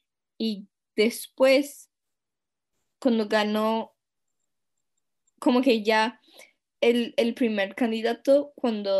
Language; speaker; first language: Spanish; non-native, fluent; English